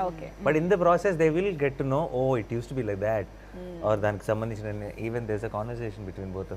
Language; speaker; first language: Telugu; native; Telugu